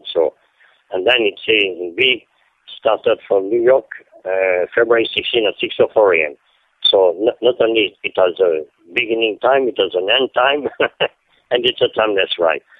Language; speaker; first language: English; non-native, fluent; French